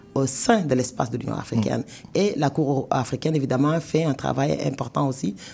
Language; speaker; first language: French; non-native, local second language; Wolof